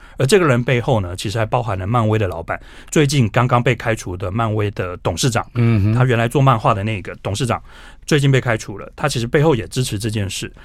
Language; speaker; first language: Chinese; native; Chinese